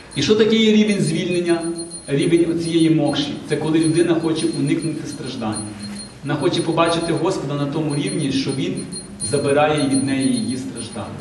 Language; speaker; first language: Ukrainian; non-native, local second language; Russian